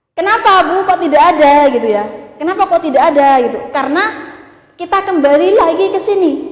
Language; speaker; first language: Indonesian; non-native, local second language; Madurese